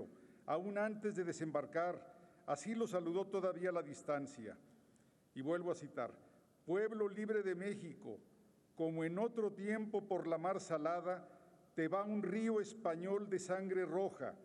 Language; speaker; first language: Spanish; native; Spanish